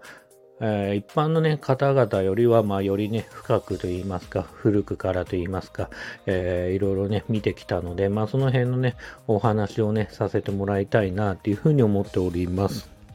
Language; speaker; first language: Japanese; native; Japanese